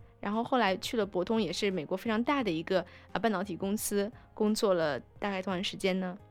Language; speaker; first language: Chinese; native; Chinese